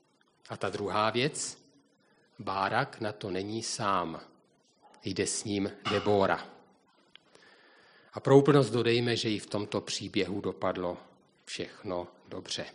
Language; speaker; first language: Czech; native; Czech